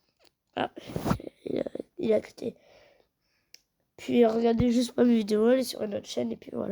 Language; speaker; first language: French; native; French